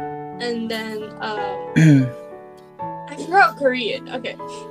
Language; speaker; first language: English; non-native, local second language; Cantonese